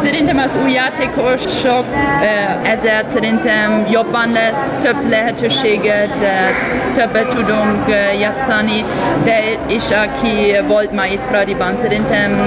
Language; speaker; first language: Hungarian; non-native, learner; German